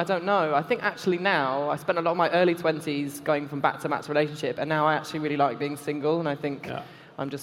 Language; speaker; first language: English; native; English